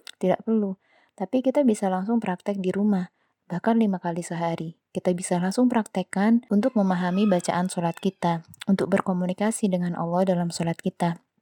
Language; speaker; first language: Indonesian; non-native, local second language; Javanese